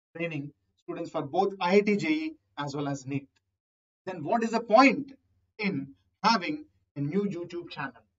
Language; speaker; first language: English; non-native, local second language; Telugu